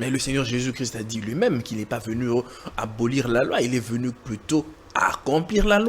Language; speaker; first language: French; non-native, local second language; Lingala